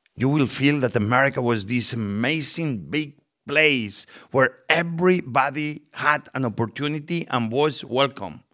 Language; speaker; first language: English; non-native, fluent; Spanish